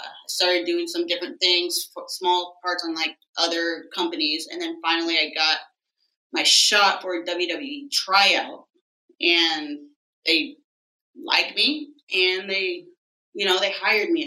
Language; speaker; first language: English; native; English